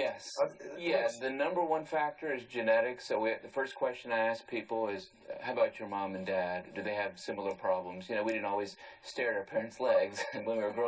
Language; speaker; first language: English; native; English